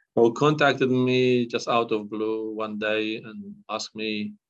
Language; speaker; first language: English; non-native, fluent; Kurdish